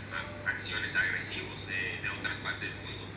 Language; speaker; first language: Spanish; non-native, fluent; English